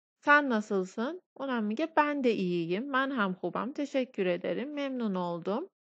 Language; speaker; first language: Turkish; non-native, fluent; Persian